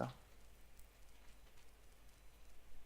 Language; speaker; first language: French; native; French